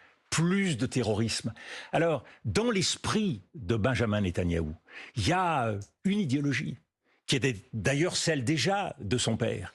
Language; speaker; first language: French; native; French